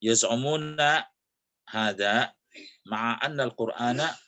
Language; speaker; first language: Arabic; non-native, fluent; Indonesian